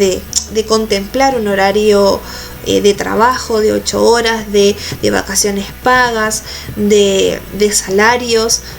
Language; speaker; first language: Spanish; native; Spanish